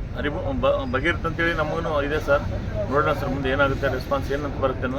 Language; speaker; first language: Kannada; native; Kannada